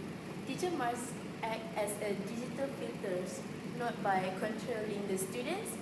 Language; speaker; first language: English; non-native, local second language; Malay